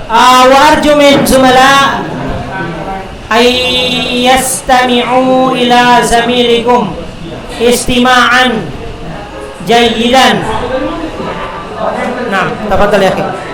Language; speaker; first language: Arabic; non-native, fluent; Indonesian